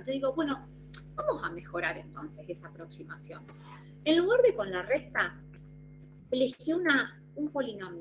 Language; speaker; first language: Spanish; native; Spanish